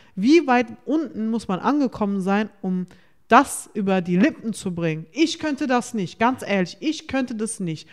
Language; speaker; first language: German; early bilingual, other home language; Turkish